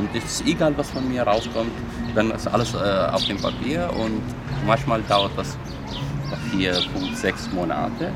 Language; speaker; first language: German; non-native, fluent; Arabic